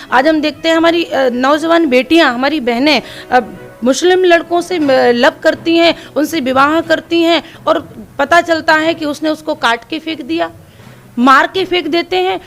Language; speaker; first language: Hindi; native; Hindi